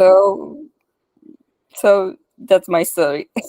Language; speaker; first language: English; non-native, learner; Polish